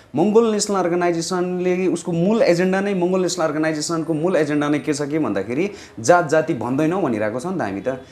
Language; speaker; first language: Nepali; non-native, local second language; Eastern Tamang